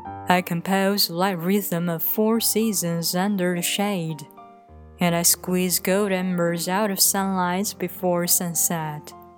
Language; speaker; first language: English; non-native, fluent; Chinese